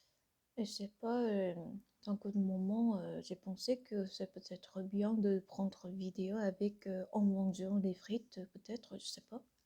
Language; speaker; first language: French; non-native, learner; Korean